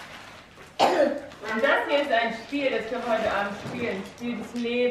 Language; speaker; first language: German; native; German